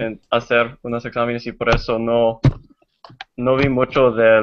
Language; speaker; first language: Spanish; non-native, fluent; English